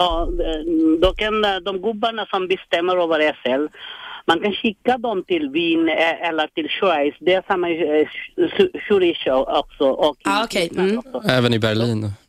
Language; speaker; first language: Swedish; non-native, fluent; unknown